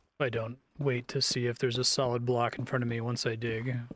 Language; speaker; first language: English; native; English